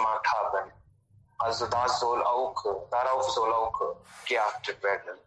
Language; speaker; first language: German; non-native, learner; Hindi